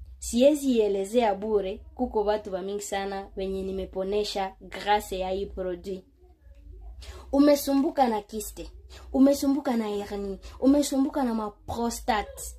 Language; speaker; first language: Swahili; native; Swahili